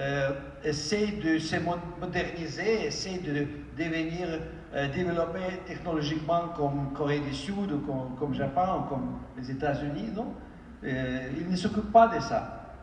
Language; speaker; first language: French; non-native, fluent; Ukrainian